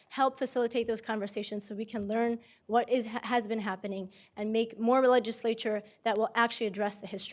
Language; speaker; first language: English; native; English